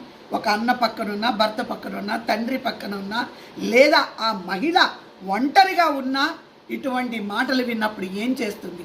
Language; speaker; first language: Telugu; native; Telugu